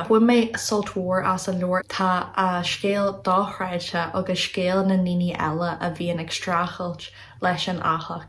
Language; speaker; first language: Irish; non-native, local second language; English